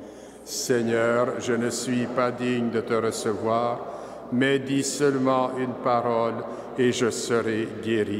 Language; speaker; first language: French; native; French